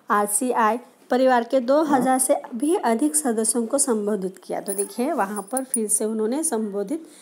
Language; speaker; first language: Hindi; non-native, local second language; Marathi